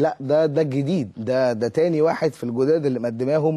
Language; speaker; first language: Arabic; native; Arabic